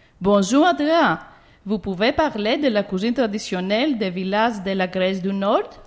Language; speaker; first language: French; non-native, learner; Greek